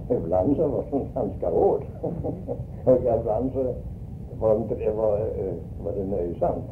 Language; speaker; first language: Swedish; early bilingual, heritage; Swedish